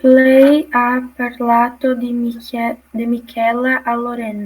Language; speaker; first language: Italian; non-native, learner; Portuguese